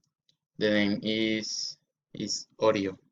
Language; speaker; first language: English; non-native, learner; Spanish